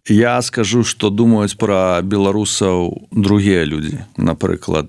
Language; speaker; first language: Belarusian; non-native, local second language; Russian